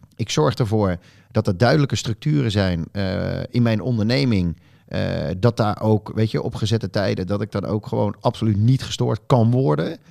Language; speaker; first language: Dutch; native; Dutch